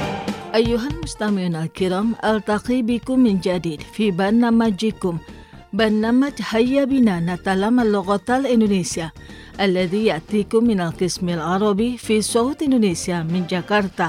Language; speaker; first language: Arabic; non-native, fluent; Indonesian